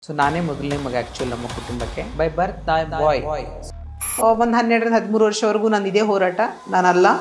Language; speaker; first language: Kannada; native; Kannada